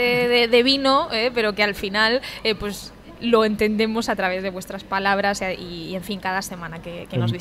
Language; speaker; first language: Spanish; native; Spanish